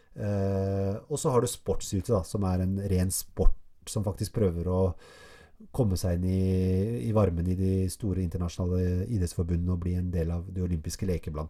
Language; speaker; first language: Norwegian; early bilingual, other home language; Arabic